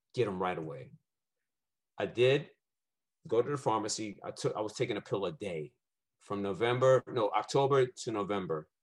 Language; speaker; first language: English; native; English